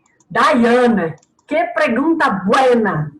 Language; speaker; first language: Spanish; non-native, learner; Portuguese